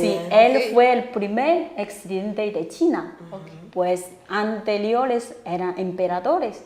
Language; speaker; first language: Spanish; non-native, fluent; Chinese